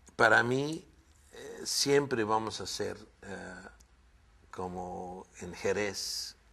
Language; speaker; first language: Spanish; early bilingual, other home language; English